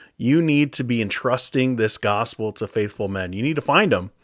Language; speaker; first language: English; native; English